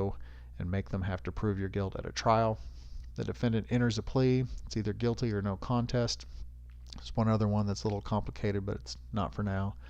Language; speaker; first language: English; native; English